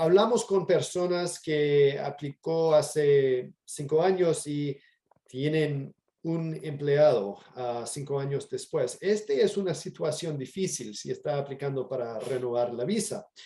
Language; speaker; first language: Spanish; non-native, fluent; English